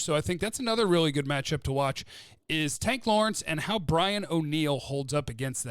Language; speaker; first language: English; native; English